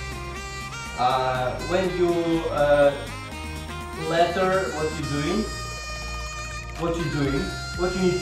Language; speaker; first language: English; non-native, learner; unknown